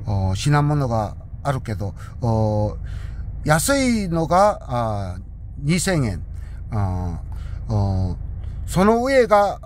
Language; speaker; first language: Japanese; non-native, learner; Korean